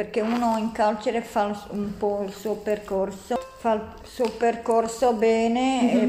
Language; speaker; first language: Italian; non-native, learner; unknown